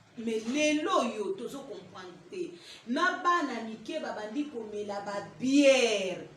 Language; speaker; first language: Lingala; native; Lingala